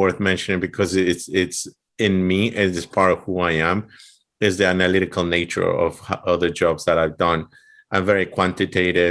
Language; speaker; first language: English; non-native, fluent; Spanish